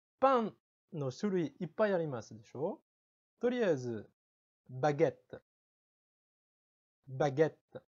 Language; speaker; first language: Japanese; non-native, fluent; French